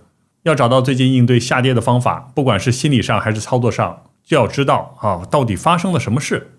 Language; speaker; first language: Chinese; native; Chinese